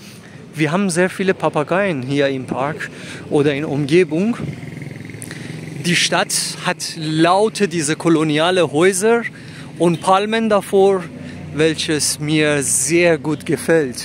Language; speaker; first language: German; non-native, fluent; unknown